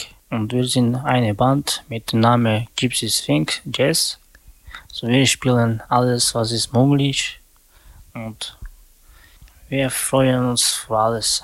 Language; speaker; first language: German; non-native, learner; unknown